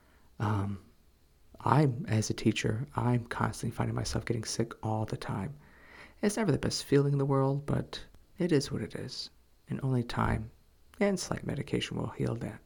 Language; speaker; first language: English; native; English